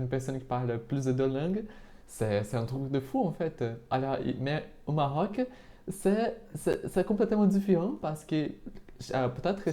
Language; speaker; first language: French; non-native, fluent; Portuguese